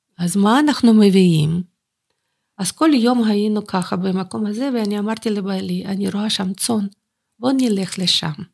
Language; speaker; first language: Hebrew; non-native, fluent; Russian